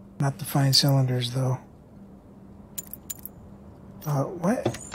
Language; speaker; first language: English; native; English